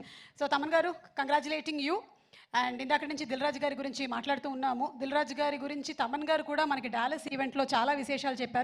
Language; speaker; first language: Telugu; native; Telugu